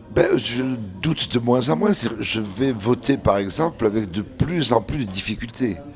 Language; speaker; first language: French; early bilingual, other home language; Kabyle